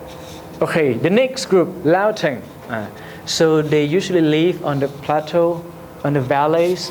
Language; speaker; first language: English; non-native, learner; Lao